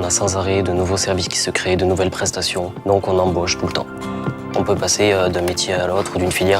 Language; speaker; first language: French; native; French